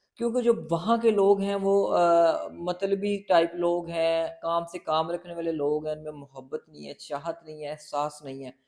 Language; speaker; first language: Urdu; native; Urdu